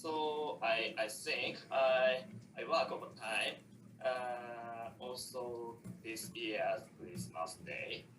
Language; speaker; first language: English; non-native, learner; Japanese